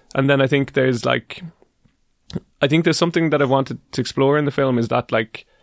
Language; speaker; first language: English; native; English